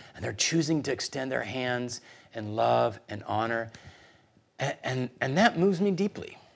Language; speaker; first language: English; early bilingual, other home language; Spanish